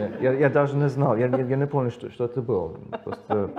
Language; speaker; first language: Russian; non-native, learner; English